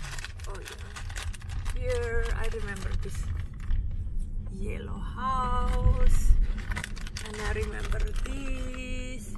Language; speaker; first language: English; non-native, fluent; Indonesian